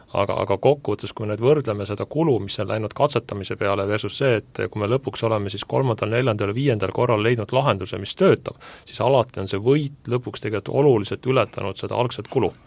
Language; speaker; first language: Estonian; native; Estonian